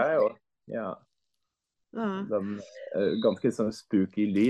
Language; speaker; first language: Norwegian; non-native, fluent; English